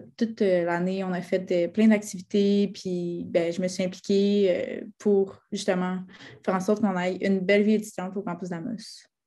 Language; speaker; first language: French; native; French